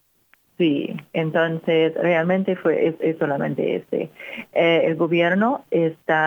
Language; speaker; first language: Spanish; non-native, fluent; English